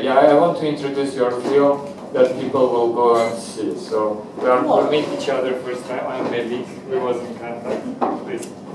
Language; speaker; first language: English; non-native, fluent; Armenian